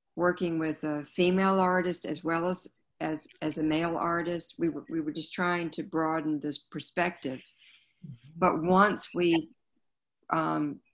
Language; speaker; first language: English; native; English